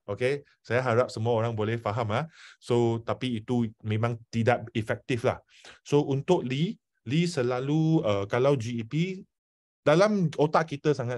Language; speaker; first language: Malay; non-native, local second language; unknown